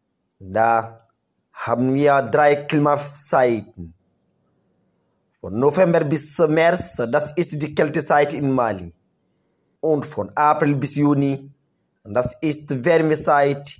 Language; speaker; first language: German; non-native, learner; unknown